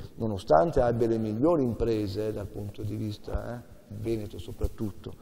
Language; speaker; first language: Italian; native; Italian